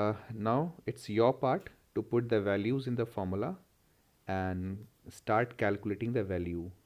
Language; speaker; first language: English; non-native, local second language; Hindi